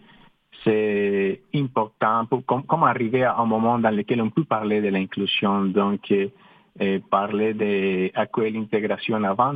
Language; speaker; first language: French; non-native, fluent; Spanish